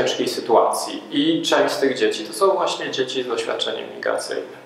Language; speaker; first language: Polish; native; Polish